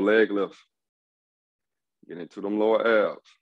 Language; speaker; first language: English; native; English